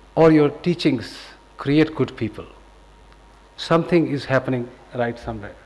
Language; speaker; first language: English; non-native, local second language; Punjabi